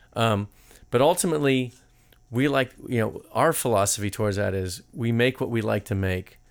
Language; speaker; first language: English; native; English